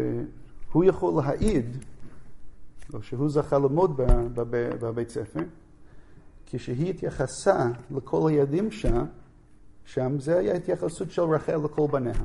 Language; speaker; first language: Hebrew; non-native, fluent; English